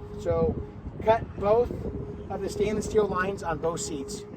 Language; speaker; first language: English; native; English